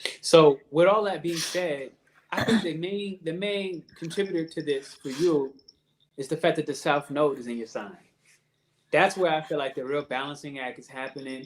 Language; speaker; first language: English; native; English